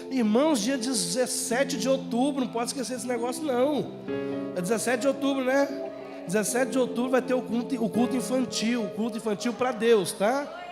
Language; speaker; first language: Portuguese; native; Portuguese